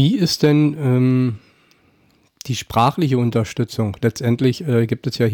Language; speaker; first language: German; native; German